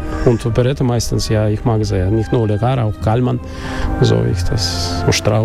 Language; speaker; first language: German; non-native, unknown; Russian